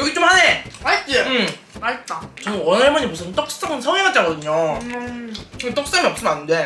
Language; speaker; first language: Korean; native; Korean